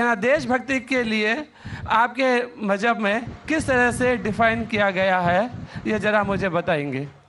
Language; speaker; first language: Hindi; native; Hindi